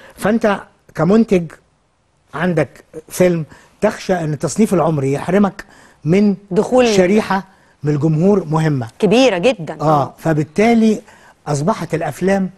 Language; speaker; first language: Arabic; native; Arabic